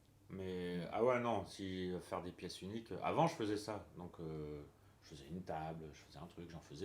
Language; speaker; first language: French; native; French